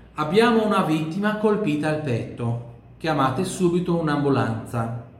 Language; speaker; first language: Italian; non-native, fluent; Portuguese